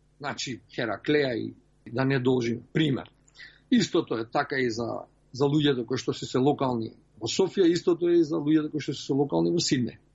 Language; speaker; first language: Macedonian; early bilingual, heritage; Macedonian